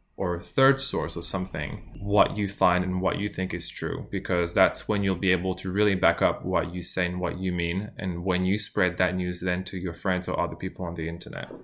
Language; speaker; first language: English; non-native, fluent; French